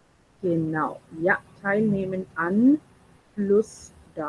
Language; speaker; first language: German; non-native, fluent; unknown